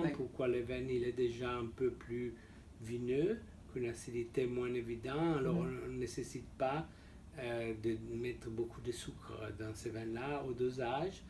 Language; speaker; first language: French; non-native, fluent; Italian